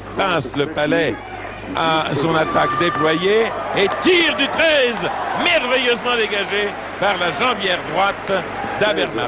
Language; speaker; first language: French; native; French